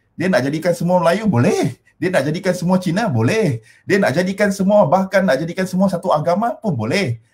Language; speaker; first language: Malay; non-native, local second language; Min Nan Chinese